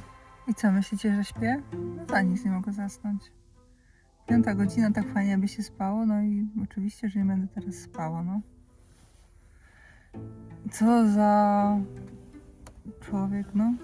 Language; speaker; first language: Polish; native; Polish